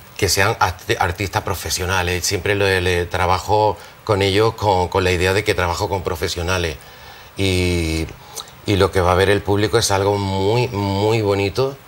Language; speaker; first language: Spanish; native; Spanish